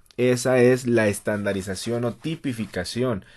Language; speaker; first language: Spanish; native; Spanish